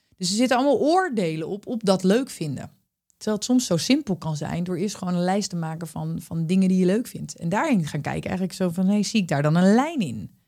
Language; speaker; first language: Dutch; native; Dutch